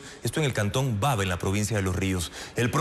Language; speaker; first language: Spanish; native; Spanish